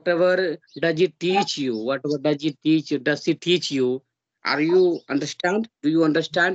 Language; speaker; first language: English; non-native, learner; Hindi